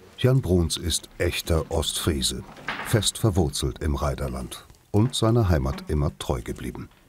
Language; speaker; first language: German; native; German